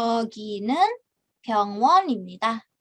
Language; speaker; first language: Korean; non-native, fluent; Indonesian